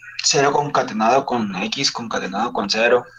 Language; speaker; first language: Spanish; native; Spanish